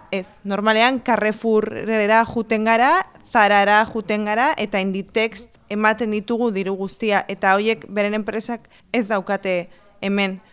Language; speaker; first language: Basque; non-native, local second language; Spanish